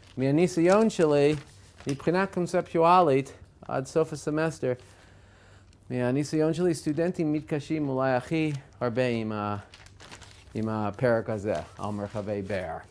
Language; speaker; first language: Hebrew; non-native, fluent; English